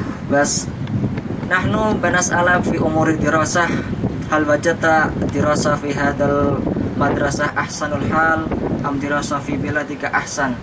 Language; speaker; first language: Arabic; non-native, learner; Indonesian